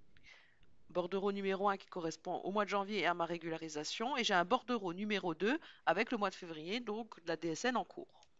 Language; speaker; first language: French; native; French